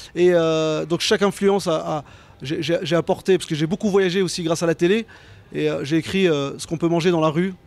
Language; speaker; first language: French; native; French